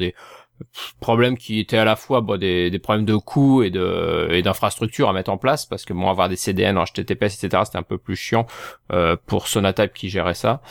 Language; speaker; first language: French; native; French